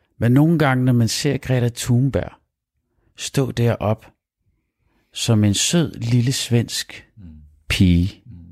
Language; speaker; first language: Danish; early bilingual, other home language; Arabic